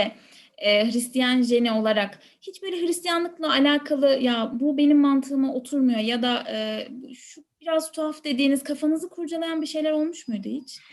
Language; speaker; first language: Turkish; native; Turkish